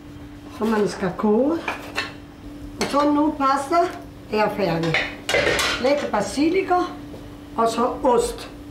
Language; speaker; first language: Danish; non-native, learner; Italian